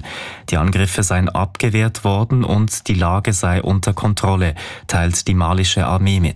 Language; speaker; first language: German; native; German